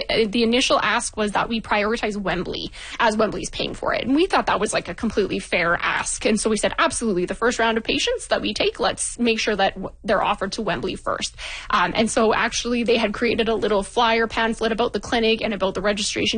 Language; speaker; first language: English; native; English